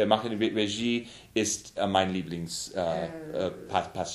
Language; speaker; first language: German; non-native, learner; English